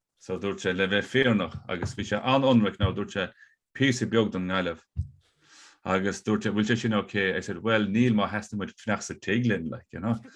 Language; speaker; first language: Irish; native; Irish